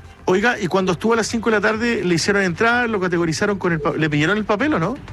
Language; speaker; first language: Spanish; native; Spanish